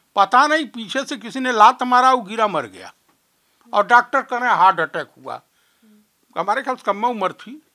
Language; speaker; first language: Hindi; native; Hindi